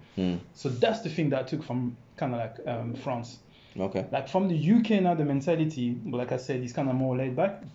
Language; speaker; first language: English; non-native, fluent; French